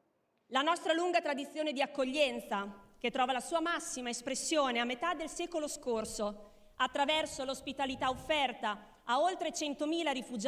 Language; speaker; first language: Italian; native; Italian